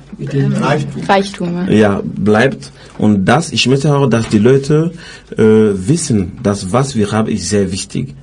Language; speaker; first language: German; non-native, learner; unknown